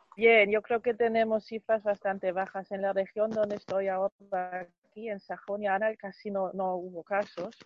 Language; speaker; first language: Spanish; non-native, fluent; German